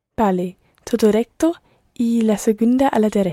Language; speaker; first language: Spanish; non-native, learner; English